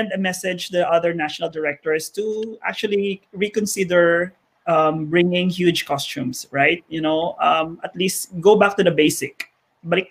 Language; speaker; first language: English; non-native, local second language; Hiligaynon